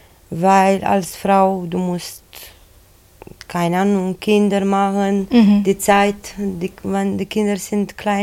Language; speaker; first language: German; non-native, learner; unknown